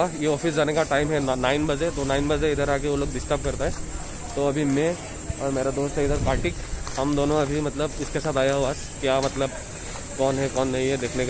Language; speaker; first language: Hindi; non-native, local second language; Assamese